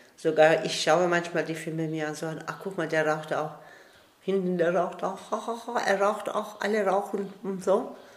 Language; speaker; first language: German; non-native, fluent; Turkish